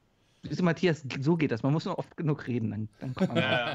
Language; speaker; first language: German; native; German